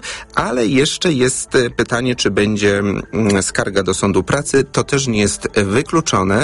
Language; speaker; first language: Polish; native; Polish